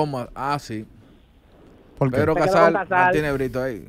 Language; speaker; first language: Spanish; native; Spanish